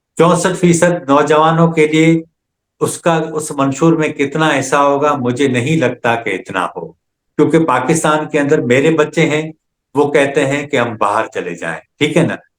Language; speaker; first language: Urdu; non-native, local second language; Sindhi